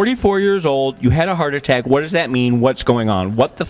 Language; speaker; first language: English; native; English